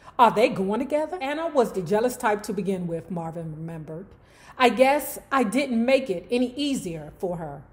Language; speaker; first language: English; native; English